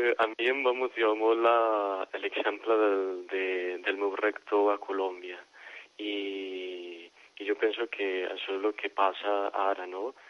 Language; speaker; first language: Catalan; non-native, fluent; Spanish